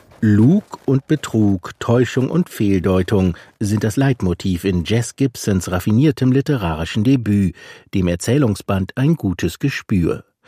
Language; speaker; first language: German; native; German